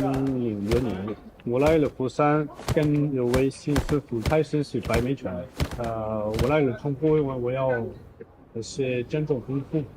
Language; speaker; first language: Chinese; non-native, fluent; French